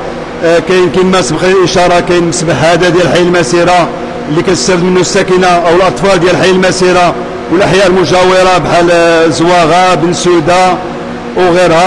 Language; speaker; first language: Arabic; native; Arabic